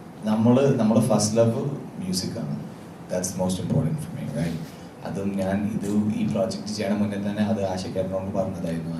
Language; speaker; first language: Malayalam; native; Malayalam